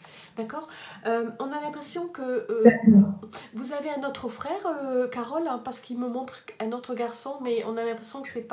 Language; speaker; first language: French; native; French